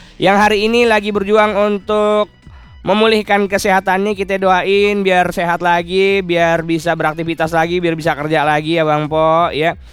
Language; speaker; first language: Indonesian; native; Indonesian